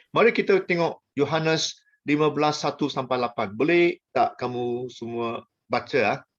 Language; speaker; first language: Malay; non-native, local second language; Chinese